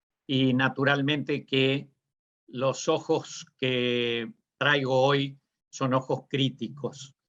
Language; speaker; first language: Spanish; native; Spanish